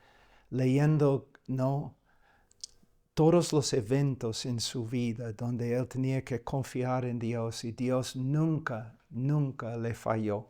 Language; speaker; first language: Spanish; non-native, fluent; English